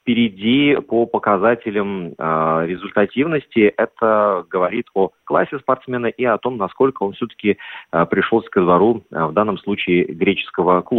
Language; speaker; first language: Russian; native; Russian